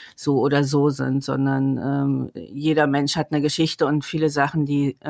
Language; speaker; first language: German; native; German